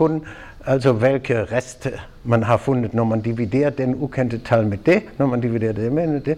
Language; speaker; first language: Danish; non-native, fluent; German